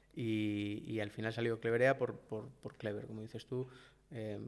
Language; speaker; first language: Spanish; native; Spanish